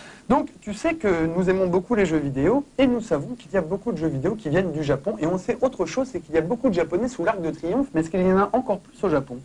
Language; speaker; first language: French; native; French